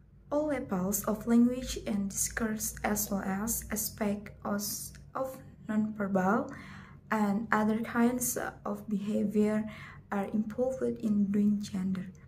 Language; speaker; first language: English; non-native, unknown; Indonesian